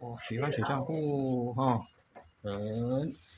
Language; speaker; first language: Chinese; native; Chinese